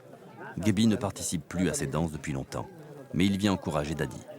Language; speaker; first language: French; native; French